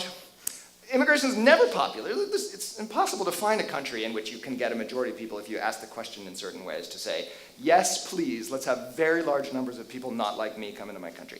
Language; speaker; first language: English; native; English